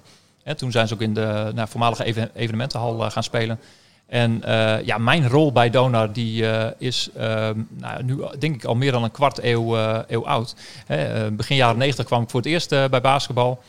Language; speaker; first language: Dutch; native; Dutch